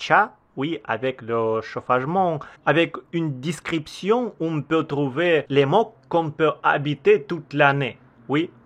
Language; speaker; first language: French; non-native, learner; Russian